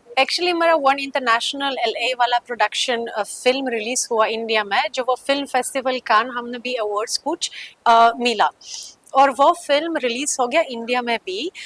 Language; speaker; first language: Hindi; non-native, fluent; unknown